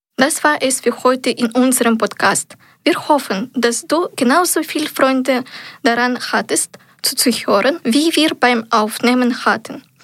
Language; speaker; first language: German; non-native, learner; Ukrainian